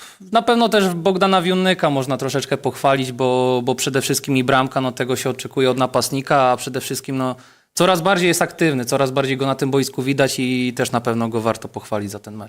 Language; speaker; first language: Polish; native; Polish